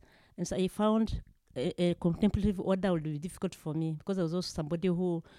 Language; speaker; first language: English; non-native, local second language; Kinyarwanda